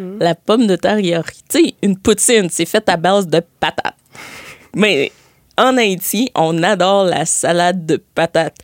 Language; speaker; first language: French; early bilingual, other home language; Haitian Creole